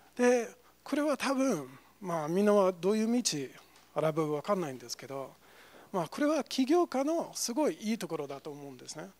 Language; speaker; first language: Japanese; non-native, fluent; English